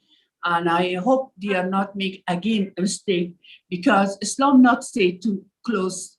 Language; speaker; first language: English; non-native, learner; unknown